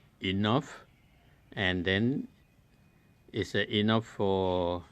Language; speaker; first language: English; non-native, learner; Thai